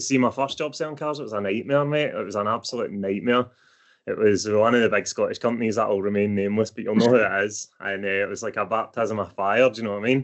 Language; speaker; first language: English; native; English